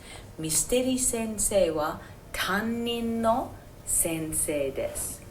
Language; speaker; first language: Japanese; non-native, fluent; English